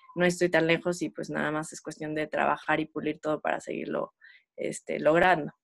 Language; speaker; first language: Spanish; native; Spanish